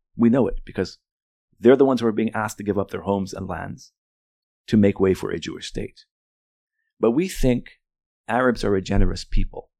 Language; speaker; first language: English; early bilingual, other home language; Arabic